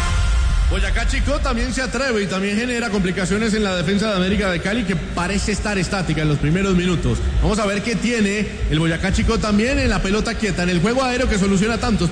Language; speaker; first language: Spanish; native; Spanish